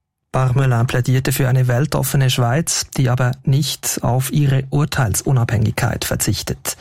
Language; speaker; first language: German; native; German